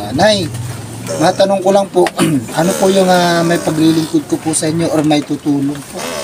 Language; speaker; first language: Filipino; non-native, local second language; Cebuano